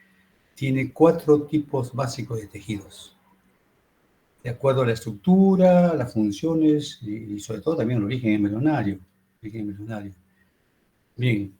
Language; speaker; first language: Spanish; native; Spanish